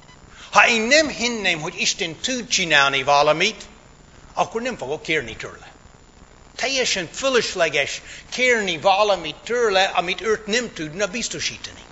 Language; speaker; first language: Hungarian; non-native, fluent; English